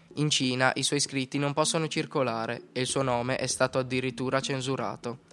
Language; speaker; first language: Italian; native; Italian